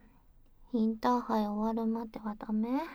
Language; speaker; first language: Japanese; native; Japanese